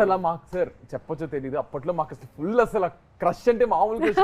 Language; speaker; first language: Telugu; native; Telugu